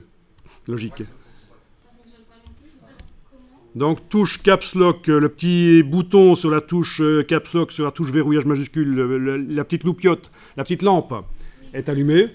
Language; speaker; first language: French; native; French